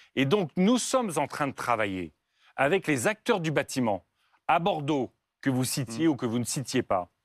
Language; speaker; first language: French; native; French